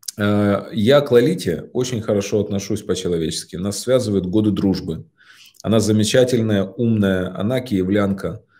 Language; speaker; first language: Russian; native; Russian